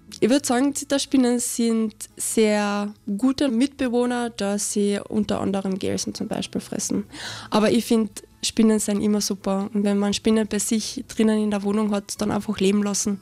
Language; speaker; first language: German; native; German